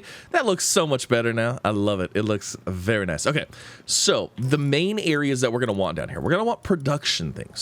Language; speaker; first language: English; native; English